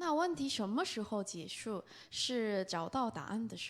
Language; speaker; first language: Chinese; non-native, fluent; Korean